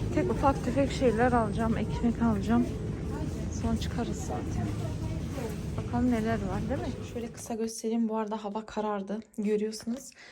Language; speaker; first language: Turkish; early bilingual, heritage; Turkish